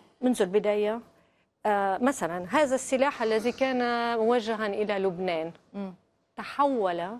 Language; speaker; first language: Arabic; native; Arabic